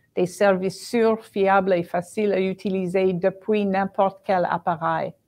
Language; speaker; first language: French; non-native, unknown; English